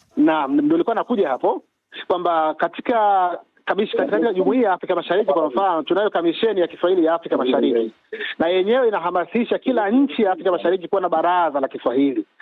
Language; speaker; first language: Swahili; native; Swahili